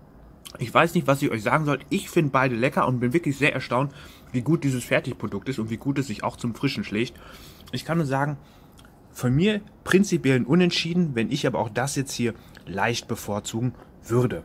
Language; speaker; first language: German; native; German